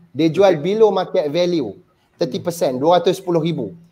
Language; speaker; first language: English; non-native, local second language; Malay